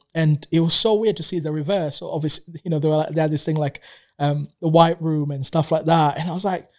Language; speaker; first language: English; non-native, local second language; Swahili